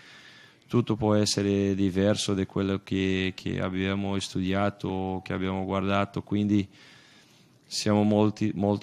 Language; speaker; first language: Italian; non-native, fluent; Portuguese